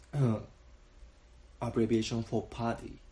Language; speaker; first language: English; non-native, learner; Japanese